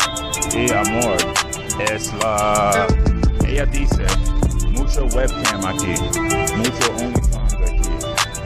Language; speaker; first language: Spanish; non-native, learner; English